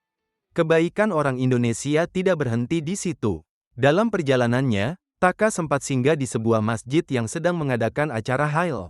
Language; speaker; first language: Indonesian; native; Indonesian